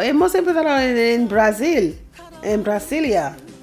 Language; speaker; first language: Spanish; non-native, fluent; English